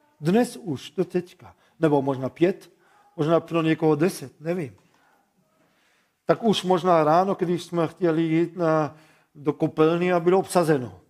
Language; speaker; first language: Czech; non-native, fluent; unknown